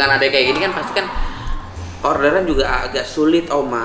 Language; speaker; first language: Indonesian; native; Indonesian